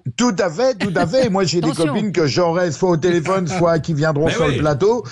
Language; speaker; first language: French; native; French